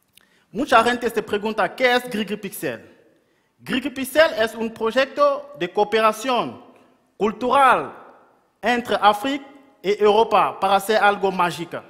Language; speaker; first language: Spanish; non-native, local second language; French